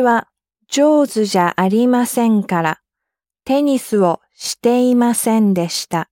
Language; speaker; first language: Japanese; non-native, learner; English